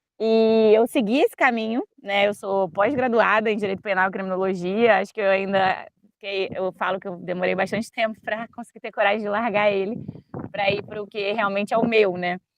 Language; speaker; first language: Portuguese; early bilingual, other home language; Russian